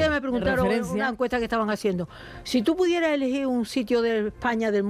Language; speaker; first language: Spanish; native; Spanish